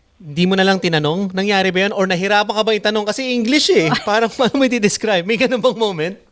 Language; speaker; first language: Filipino; native; Filipino